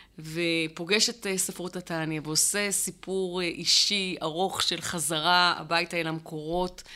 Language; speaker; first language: Hebrew; native; Hebrew